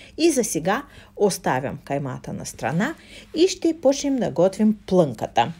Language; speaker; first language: Bulgarian; non-native, fluent; Russian